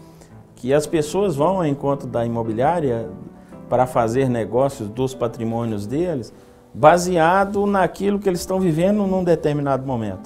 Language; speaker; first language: Portuguese; native; Portuguese